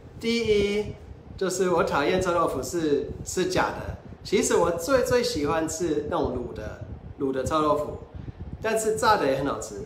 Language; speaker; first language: Chinese; non-native, fluent; English